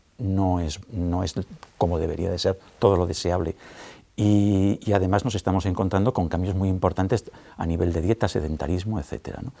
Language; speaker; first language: Spanish; native; Spanish